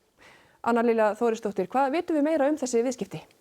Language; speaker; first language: Icelandic; native; Icelandic